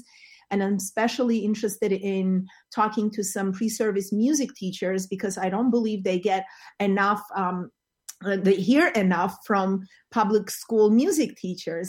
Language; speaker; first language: English; non-native, fluent; Armenian